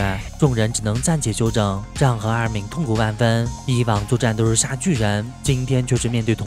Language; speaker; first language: Chinese; native; Chinese